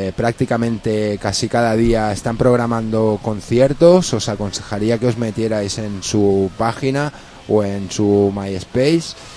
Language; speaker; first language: Spanish; native; Spanish